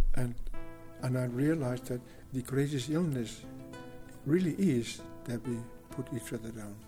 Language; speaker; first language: English; non-native, fluent; Kalaallisut